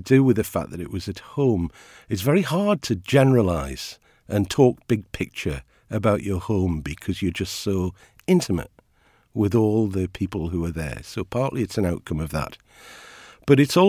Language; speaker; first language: English; native; English